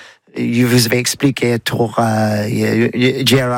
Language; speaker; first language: French; non-native, learner; English